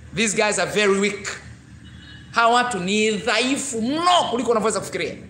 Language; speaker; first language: English; non-native, local second language; Swahili